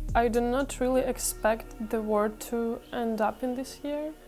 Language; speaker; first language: English; non-native, fluent; Ukrainian